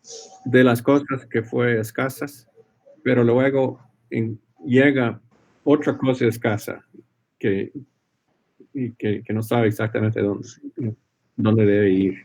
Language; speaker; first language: Spanish; non-native, fluent; English